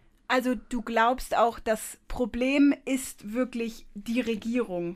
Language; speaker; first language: German; native; German